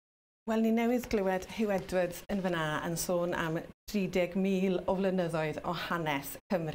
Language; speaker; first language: Welsh; native; Welsh